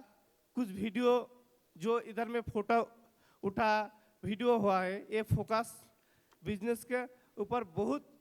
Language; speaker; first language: Hindi; non-native, local second language; Bangla